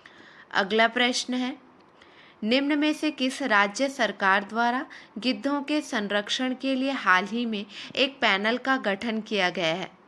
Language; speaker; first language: Hindi; native; Hindi